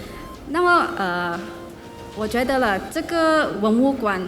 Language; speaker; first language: Chinese; non-native, local second language; English